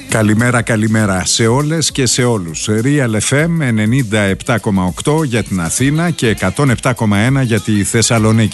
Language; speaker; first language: Greek; native; Greek